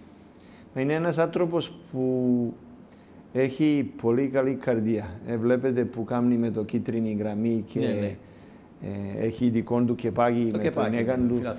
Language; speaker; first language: Greek; non-native, learner; Serbian